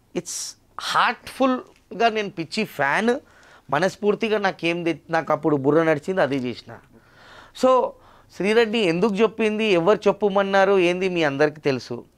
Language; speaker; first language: Telugu; non-native, local second language; Urdu